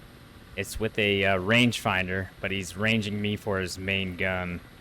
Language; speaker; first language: English; native; English